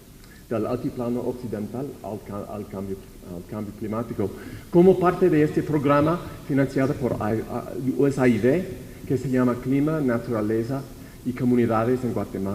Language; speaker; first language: Spanish; non-native, fluent; English